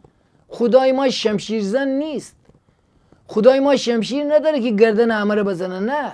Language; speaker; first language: Persian; native; Persian